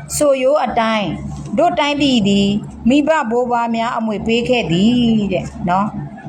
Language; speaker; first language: Burmese; non-native, local second language; S'gaw Karen